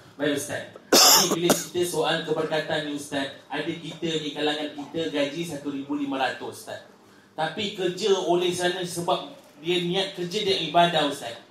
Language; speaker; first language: Malay; native; Malay